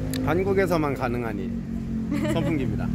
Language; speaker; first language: Korean; native; Korean